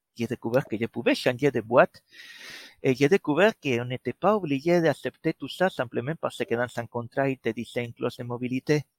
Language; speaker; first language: French; non-native, fluent; Spanish